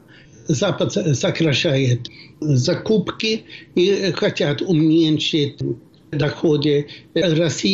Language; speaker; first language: Russian; non-native, fluent; Swedish